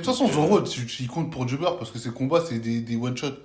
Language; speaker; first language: French; native; French